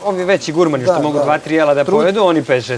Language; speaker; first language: Bosnian; native; Bosnian